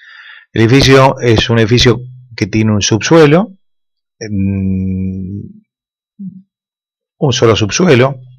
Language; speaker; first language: Spanish; native; Spanish